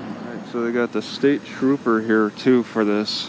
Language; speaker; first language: English; native; English